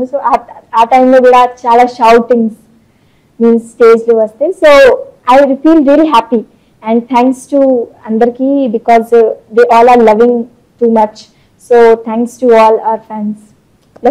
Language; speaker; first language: Telugu; non-native, local second language; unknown